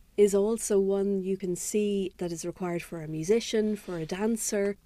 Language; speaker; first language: English; native; English